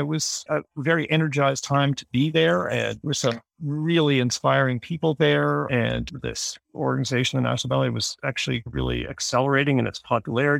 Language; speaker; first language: English; native; English